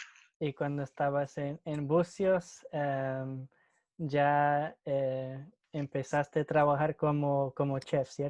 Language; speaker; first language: Spanish; non-native, fluent; English